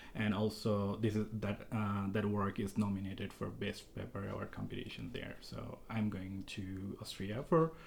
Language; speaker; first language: English; non-native, local second language; Bangla